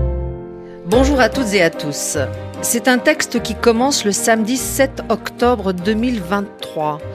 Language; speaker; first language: French; native; French